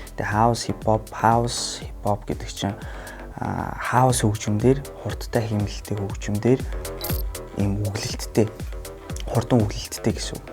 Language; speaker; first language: Mongolian; non-native, fluent; Russian